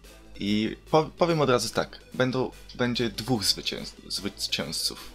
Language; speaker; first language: Polish; native; Polish